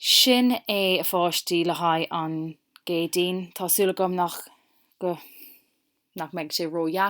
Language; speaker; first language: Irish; non-native, local second language; English